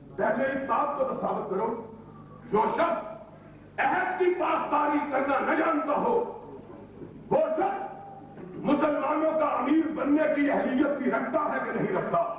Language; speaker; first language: Urdu; non-native, local second language; Punjabi